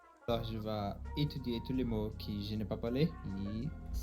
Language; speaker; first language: French; non-native, learner; Portuguese